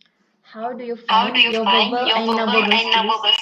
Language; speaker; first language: English; non-native, local second language; Malay